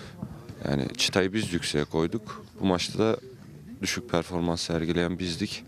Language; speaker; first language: Turkish; native; Turkish